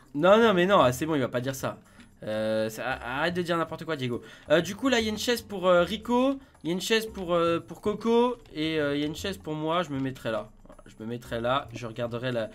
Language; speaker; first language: French; native; French